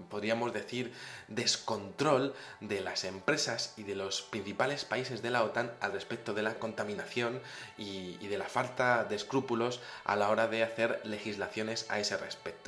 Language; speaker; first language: Spanish; native; Spanish